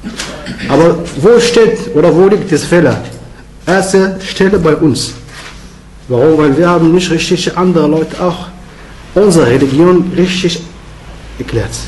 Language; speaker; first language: German; non-native, learner; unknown